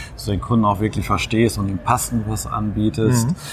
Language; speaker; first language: German; native; German